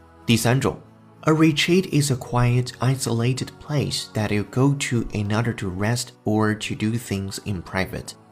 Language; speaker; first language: English; non-native, fluent; Chinese